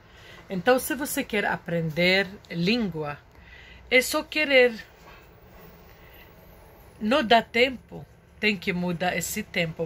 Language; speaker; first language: Portuguese; non-native, fluent; Arabic